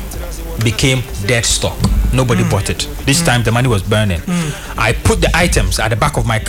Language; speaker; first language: English; non-native, local second language; Akan